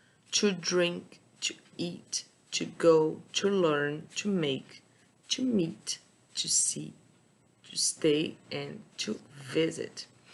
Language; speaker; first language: English; non-native, fluent; Portuguese